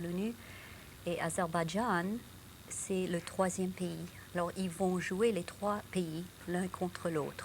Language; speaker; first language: French; non-native, local second language; English